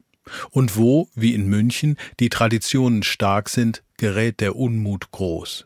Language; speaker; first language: German; native; German